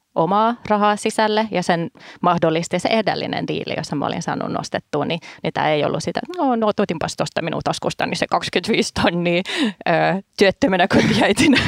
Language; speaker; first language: Finnish; early bilingual, heritage; Finnish